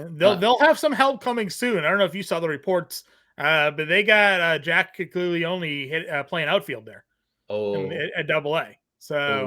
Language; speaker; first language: English; native; English